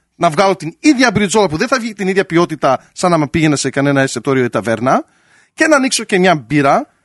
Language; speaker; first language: Greek; early bilingual, heritage; Greek